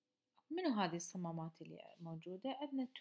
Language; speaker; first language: Arabic; native; Arabic